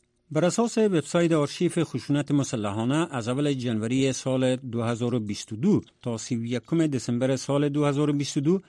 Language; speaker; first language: Persian; native; Persian